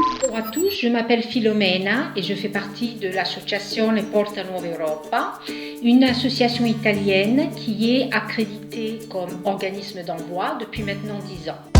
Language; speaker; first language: French; non-native, fluent; Italian